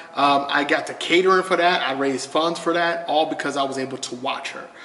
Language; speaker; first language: English; native; English